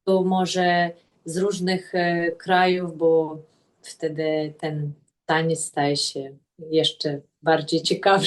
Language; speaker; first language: Polish; non-native, fluent; Russian